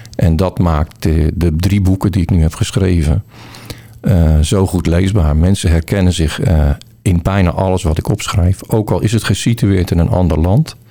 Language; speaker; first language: Dutch; native; Dutch